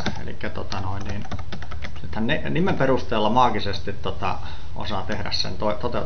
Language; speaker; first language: Finnish; native; Finnish